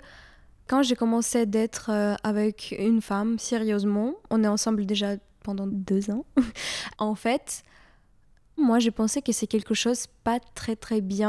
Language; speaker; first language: French; non-native, fluent; Ukrainian